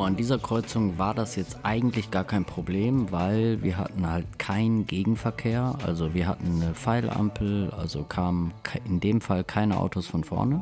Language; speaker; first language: German; native; German